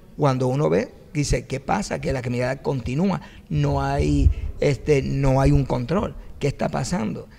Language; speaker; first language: Spanish; native; Spanish